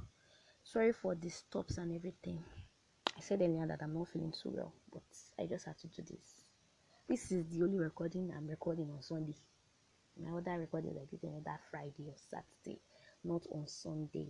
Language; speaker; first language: English; non-native, local second language; Yoruba